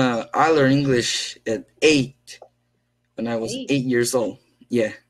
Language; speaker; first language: English; non-native, learner; Korean